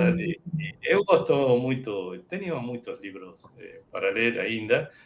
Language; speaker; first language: Portuguese; non-native, fluent; Spanish